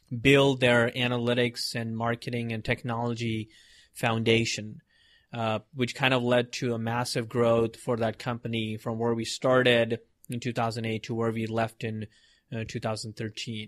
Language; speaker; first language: English; non-native, local second language; Hindi